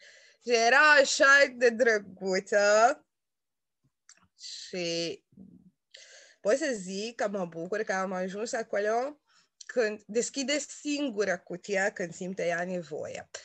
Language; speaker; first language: Romanian; non-native, local second language; Hungarian